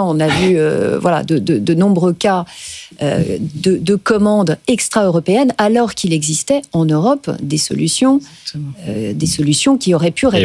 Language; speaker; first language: French; native; French